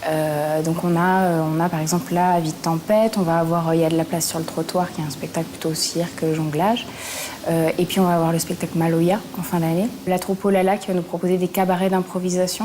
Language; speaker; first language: French; native; French